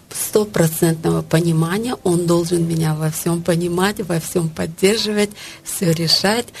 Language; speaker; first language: Russian; non-native, local second language; Tajik